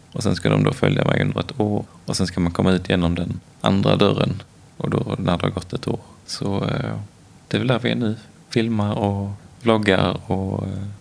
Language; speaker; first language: Swedish; native; Swedish